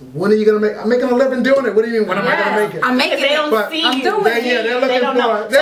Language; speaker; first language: English; native; English